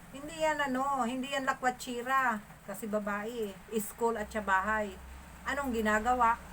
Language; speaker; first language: Filipino; non-native, local second language; Masbatenyo